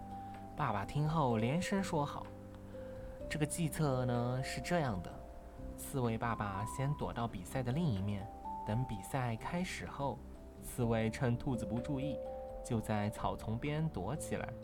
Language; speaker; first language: Chinese; native; Chinese